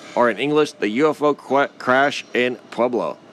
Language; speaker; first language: English; native; English